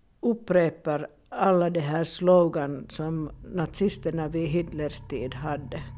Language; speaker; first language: Swedish; non-native, local second language; Finnish